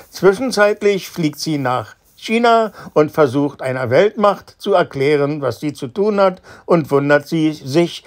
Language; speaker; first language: German; native; German